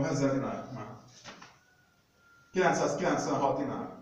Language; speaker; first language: Hungarian; native; Hungarian